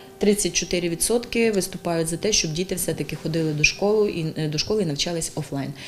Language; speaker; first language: Ukrainian; native; Ukrainian